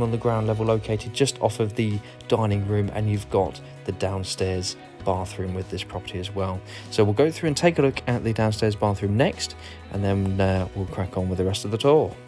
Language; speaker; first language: English; native; English